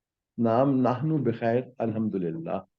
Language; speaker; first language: Arabic; non-native, learner; Urdu